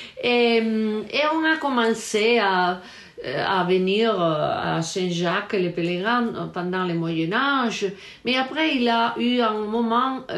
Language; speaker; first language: French; non-native, learner; Galician